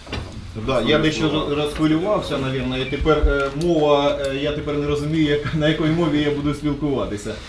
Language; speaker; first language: Ukrainian; non-native, local second language; Russian